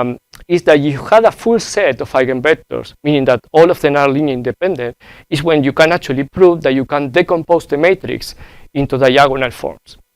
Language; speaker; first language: English; non-native, fluent; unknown